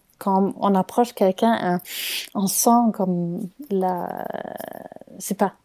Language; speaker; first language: French; non-native, fluent; German